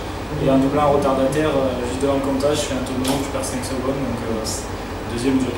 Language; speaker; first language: French; native; French